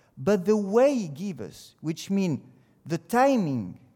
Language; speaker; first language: English; non-native, fluent; French